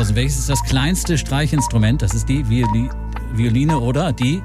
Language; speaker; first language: German; native; German